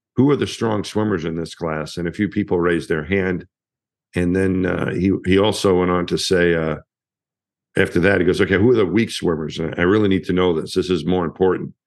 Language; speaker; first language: English; native; English